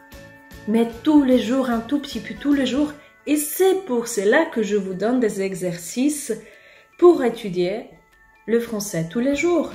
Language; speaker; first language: French; non-native, fluent; Polish